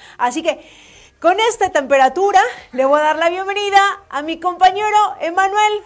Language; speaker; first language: Spanish; native; Spanish